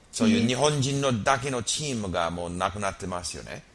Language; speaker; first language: Japanese; non-native, fluent; English